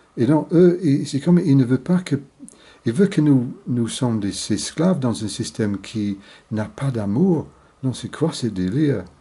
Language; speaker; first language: French; non-native, fluent; English